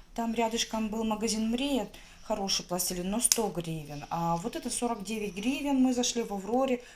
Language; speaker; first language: Russian; native; Russian